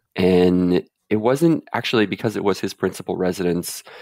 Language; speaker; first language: English; native; English